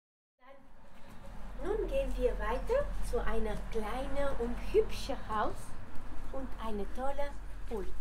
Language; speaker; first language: German; non-native, learner; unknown